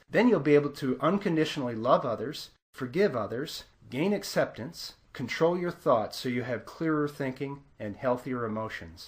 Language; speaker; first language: English; native; English